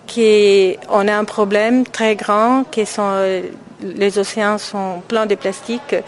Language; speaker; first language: French; non-native, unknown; Italian